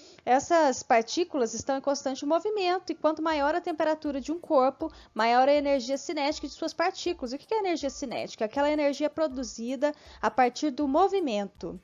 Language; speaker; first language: Portuguese; native; Portuguese